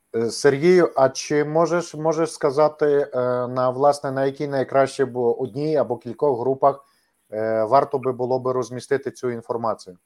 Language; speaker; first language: Polish; non-native, learner; Ukrainian